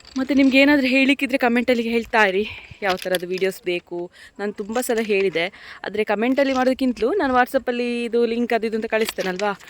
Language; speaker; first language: Kannada; non-native, local second language; Tulu